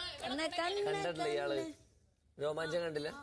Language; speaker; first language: Malayalam; native; Malayalam